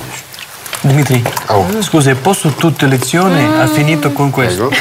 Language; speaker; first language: Italian; non-native, learner; Russian